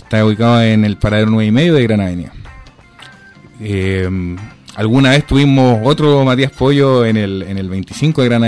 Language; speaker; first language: Spanish; native; Spanish